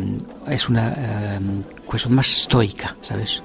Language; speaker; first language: Spanish; non-native, fluent; French